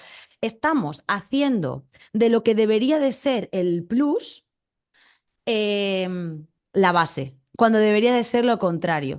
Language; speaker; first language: Spanish; native; Spanish